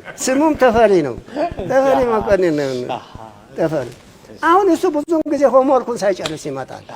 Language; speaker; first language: Amharic; non-native, local second language; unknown